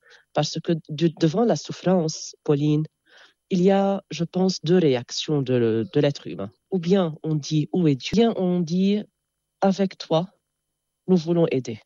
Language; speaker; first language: French; non-native, local second language; Arabic